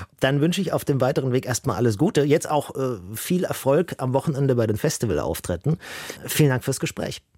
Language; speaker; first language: German; native; German